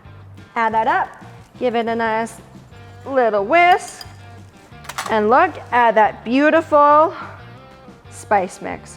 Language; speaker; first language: English; native; English